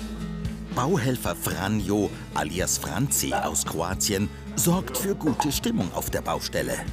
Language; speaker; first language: German; native; German